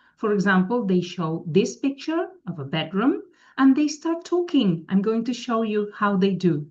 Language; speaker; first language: English; non-native, fluent; Catalan